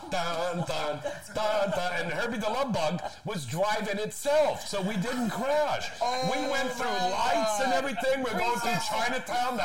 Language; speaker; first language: English; native; English